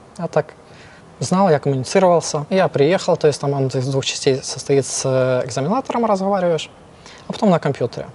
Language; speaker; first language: Russian; non-native, local second language; Ukrainian